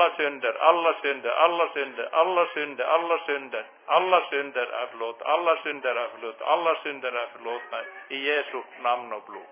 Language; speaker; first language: Swedish; non-native, fluent; Finnish